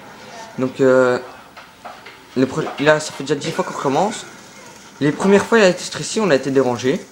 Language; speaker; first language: French; native; French